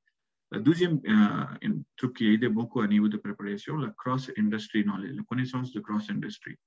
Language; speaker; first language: French; non-native, learner; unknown